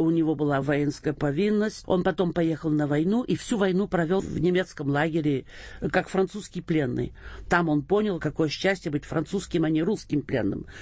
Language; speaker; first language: Russian; early bilingual, heritage; Russian